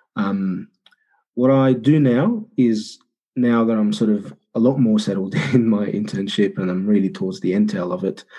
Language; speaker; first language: English; early bilingual, other home language; Arabic